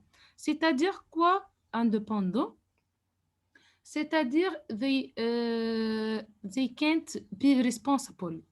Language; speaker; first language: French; non-native, fluent; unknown